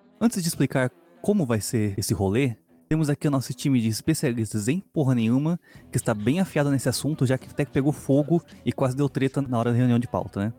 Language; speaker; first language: Portuguese; native; Portuguese